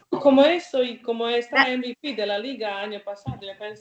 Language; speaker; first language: Spanish; non-native, learner; Croatian